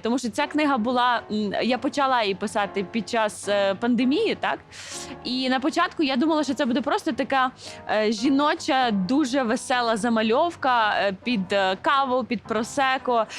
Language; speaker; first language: Ukrainian; native; Ukrainian